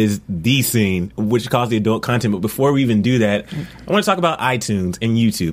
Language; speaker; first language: English; native; English